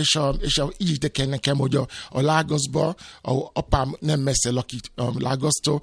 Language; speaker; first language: Hungarian; non-native, learner; Yoruba